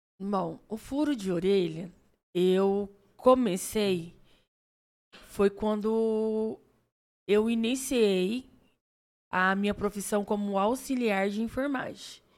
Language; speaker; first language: Portuguese; native; Portuguese